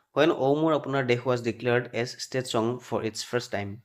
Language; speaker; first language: English; non-native, local second language; Assamese